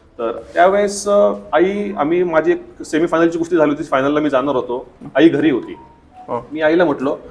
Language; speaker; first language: Marathi; native; Marathi